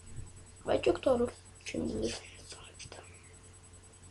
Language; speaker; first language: Turkish; non-native, learner; Azerbaijani